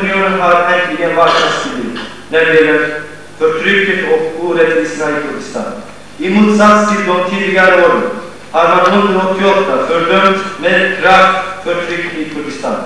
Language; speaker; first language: Swedish; non-native, fluent; Kurdish